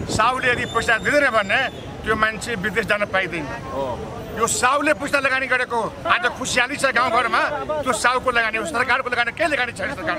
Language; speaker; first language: Nepali; non-native, local second language; Maithili